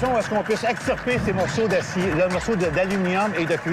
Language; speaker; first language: French; native; French